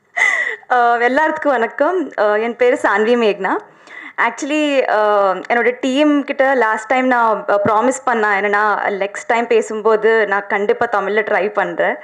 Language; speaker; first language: Tamil; non-native, learner; Telugu